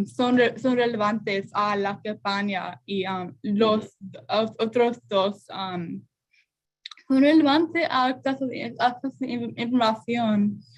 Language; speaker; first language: Spanish; non-native, learner; English